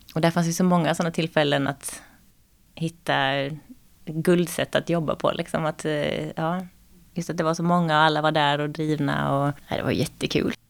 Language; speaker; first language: Swedish; native; Swedish